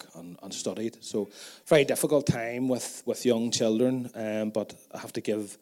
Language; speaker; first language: English; native; English